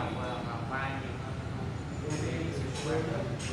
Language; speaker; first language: Vietnamese; native; Vietnamese